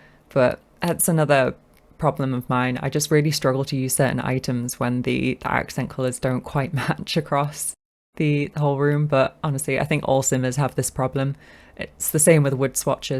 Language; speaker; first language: English; native; English